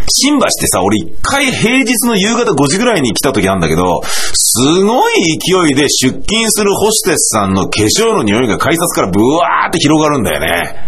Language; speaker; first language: Japanese; native; Japanese